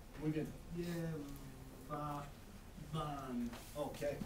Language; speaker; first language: Spanish; non-native, fluent; English